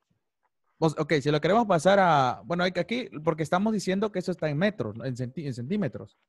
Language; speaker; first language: Spanish; native; Spanish